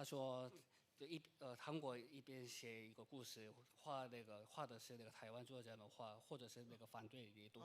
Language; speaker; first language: Chinese; non-native, learner; Korean